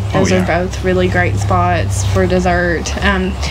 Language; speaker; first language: English; native; English